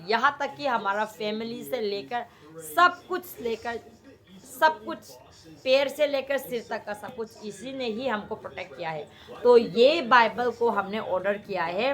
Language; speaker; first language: Hindi; non-native, local second language; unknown